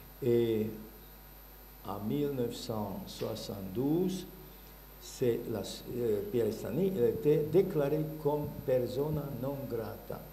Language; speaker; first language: French; non-native, learner; Bulgarian